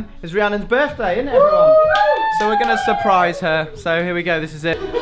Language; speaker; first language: English; native; English